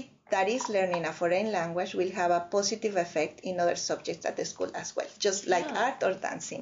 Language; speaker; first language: English; non-native, fluent; Spanish